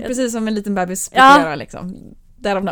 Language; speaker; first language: Swedish; native; Swedish